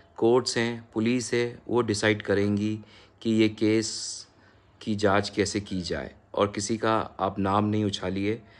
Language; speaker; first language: Hindi; native; Hindi